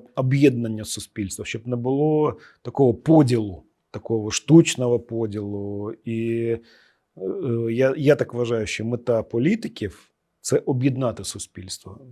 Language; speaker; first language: Ukrainian; non-native, local second language; Russian